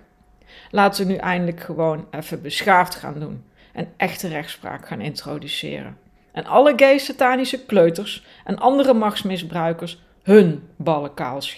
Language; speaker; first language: Dutch; native; Dutch